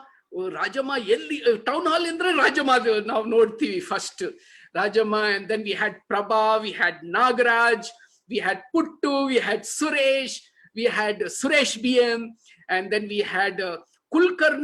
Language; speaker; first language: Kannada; non-native, learner; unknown